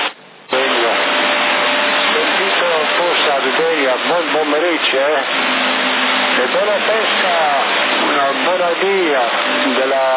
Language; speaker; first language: Italian; non-native, learner; German